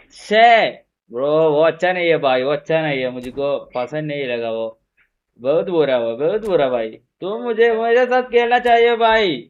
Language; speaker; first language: Hindi; non-native, local second language; Malayalam